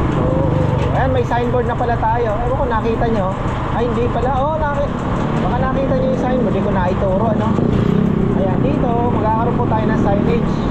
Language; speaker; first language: Filipino; non-native, local second language; Bikol